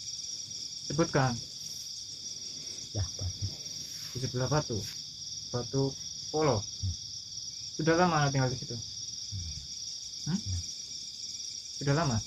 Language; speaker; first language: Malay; non-native, local second language; Javanese